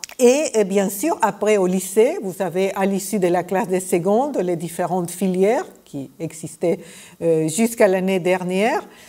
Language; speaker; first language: French; non-native, fluent; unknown